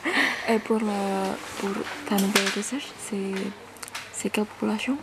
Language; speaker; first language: French; non-native, learner; Indonesian